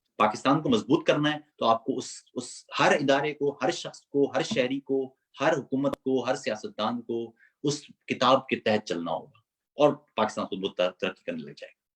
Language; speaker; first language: Urdu; non-native, local second language; Punjabi